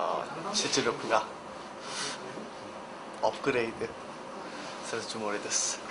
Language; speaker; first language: Japanese; non-native, learner; Korean